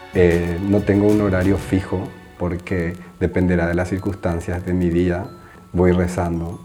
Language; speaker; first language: Spanish; native; Spanish